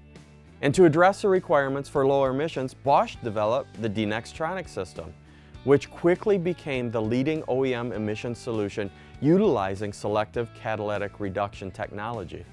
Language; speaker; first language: English; native; English